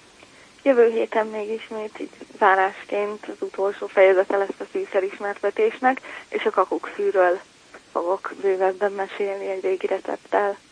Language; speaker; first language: Hungarian; native; Hungarian